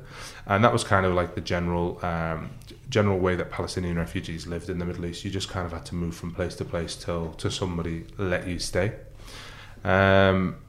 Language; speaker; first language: English; early bilingual, other home language; Arabic